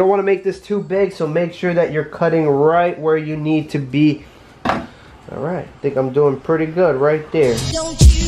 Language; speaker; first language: English; native; English